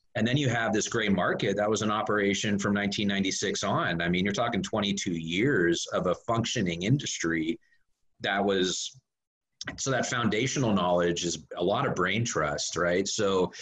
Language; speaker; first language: English; native; English